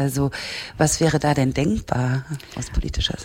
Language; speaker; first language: German; native; German